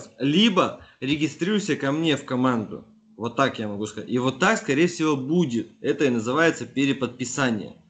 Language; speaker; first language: Russian; native; Russian